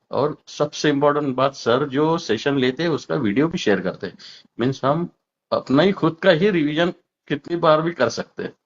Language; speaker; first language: Hindi; non-native, local second language; Marathi